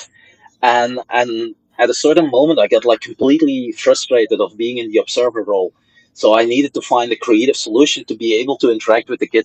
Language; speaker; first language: English; non-native, fluent; Dutch